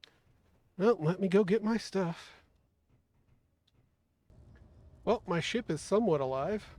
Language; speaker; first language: English; native; English